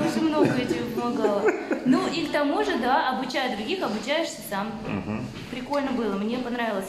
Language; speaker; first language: Russian; native; Russian